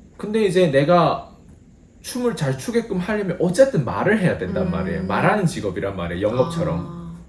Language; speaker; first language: Korean; native; Korean